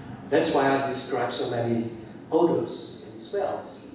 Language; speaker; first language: English; non-native, fluent; Dutch